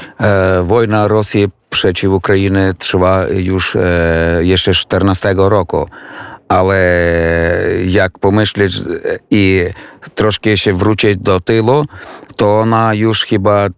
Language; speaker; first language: Polish; non-native, fluent; Ukrainian